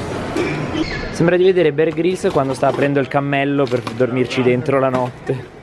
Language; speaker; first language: Italian; native; Italian